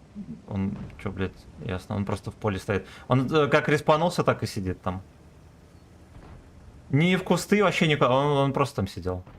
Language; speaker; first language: Russian; native; Russian